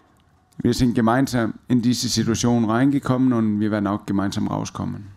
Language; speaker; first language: German; non-native, fluent; Danish